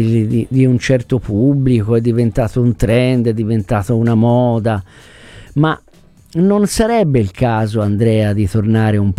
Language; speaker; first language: Italian; native; Italian